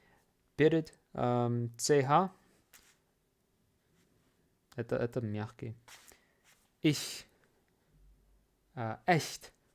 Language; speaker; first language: Russian; non-native, fluent; English